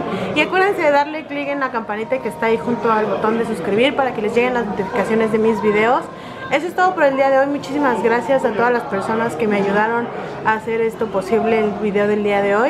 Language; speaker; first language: Spanish; native; Spanish